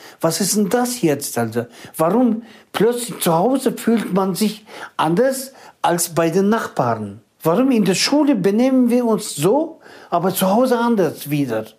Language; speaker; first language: German; early bilingual, heritage; Russian